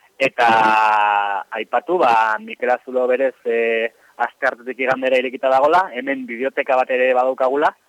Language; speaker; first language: Basque; native; Basque